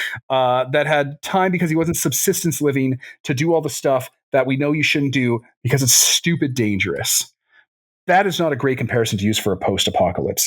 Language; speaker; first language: English; native; English